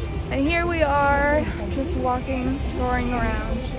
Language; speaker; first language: English; early bilingual, other home language; Spanish